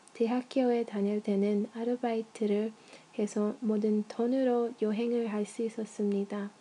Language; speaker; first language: Korean; non-native, learner; English